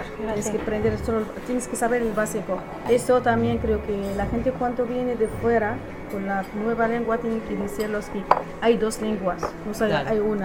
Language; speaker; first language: Spanish; non-native, learner; Arabic